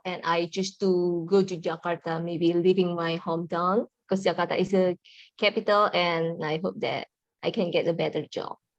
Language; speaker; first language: English; non-native, learner; Indonesian